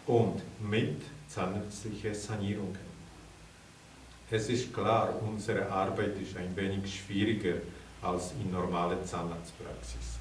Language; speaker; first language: German; non-native, learner; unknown